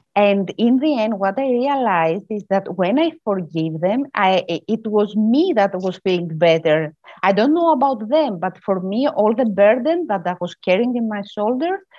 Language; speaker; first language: English; non-native, fluent; Greek